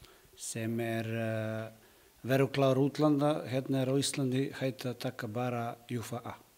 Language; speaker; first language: Icelandic; non-native, learner; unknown